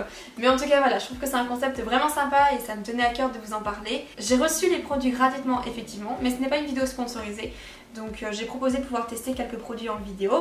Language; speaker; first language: French; native; French